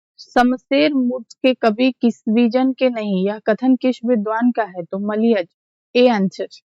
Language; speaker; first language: Hindi; native; Hindi